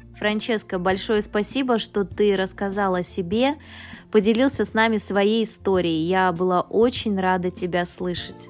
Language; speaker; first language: Russian; native; Russian